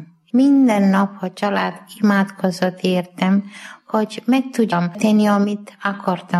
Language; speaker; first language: Hungarian; non-native, learner; Malayalam